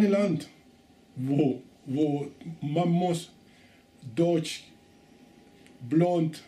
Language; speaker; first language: German; non-native, learner; Spanish